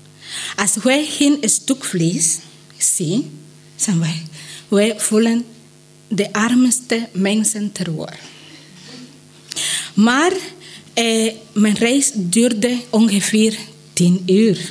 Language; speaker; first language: Dutch; non-native, learner; Spanish